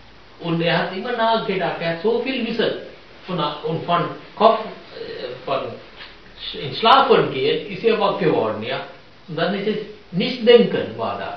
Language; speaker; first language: German; non-native, fluent; Sinhala